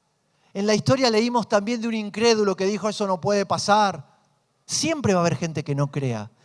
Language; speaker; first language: Spanish; native; Spanish